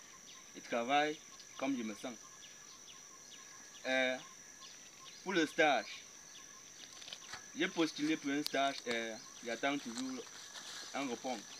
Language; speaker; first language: French; non-native, local second language; English